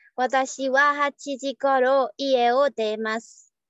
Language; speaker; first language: Japanese; non-native, learner; Burmese